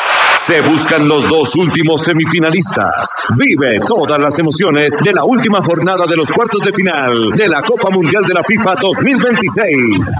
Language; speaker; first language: Spanish; native; Spanish